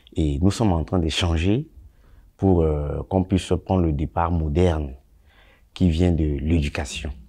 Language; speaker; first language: French; non-native, local second language; Sango